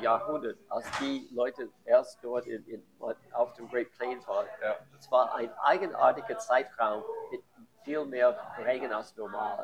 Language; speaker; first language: German; non-native, learner; English